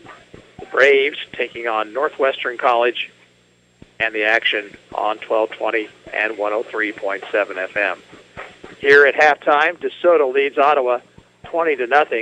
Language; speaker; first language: English; native; English